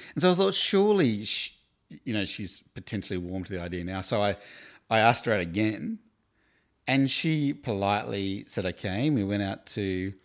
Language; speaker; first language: English; native; English